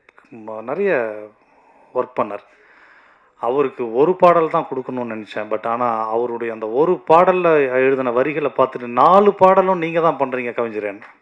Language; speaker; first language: Tamil; native; Tamil